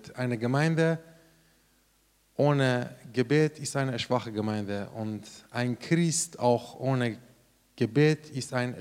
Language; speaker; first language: German; non-native, learner; Persian